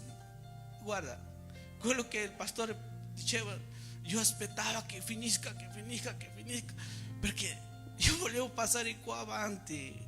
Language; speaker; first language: Italian; non-native, fluent; Spanish